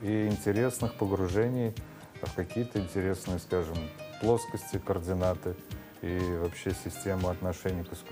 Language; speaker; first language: Russian; native; Russian